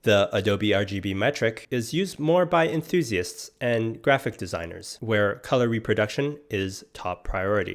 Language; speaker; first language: English; native; English